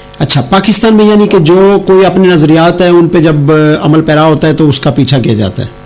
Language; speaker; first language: Urdu; native; Urdu